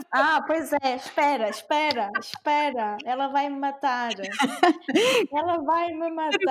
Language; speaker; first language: Portuguese; early bilingual, other home language; Spanish